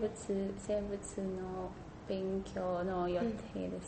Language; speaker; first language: Japanese; non-native, learner; Indonesian